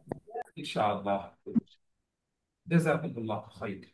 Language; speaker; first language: Arabic; non-native, fluent; Bangla